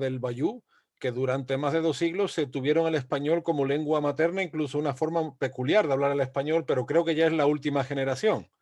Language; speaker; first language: Spanish; native; Spanish